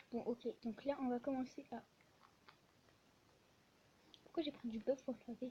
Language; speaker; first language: French; native; French